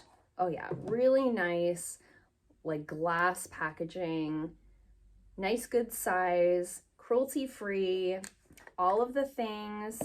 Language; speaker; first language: English; native; English